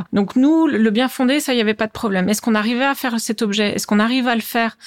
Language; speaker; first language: French; native; French